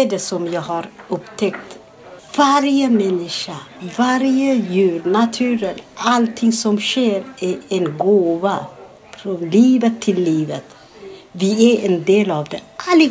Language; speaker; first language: Swedish; non-native, fluent; Amharic